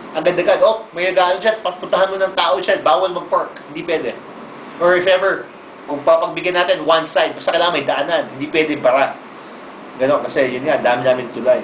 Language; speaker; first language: Filipino; native; Filipino